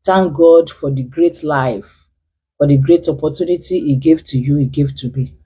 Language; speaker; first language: English; non-native, local second language; Yoruba